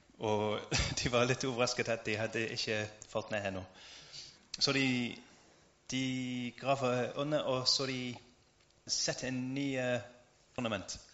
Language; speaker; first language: Norwegian; non-native, learner; English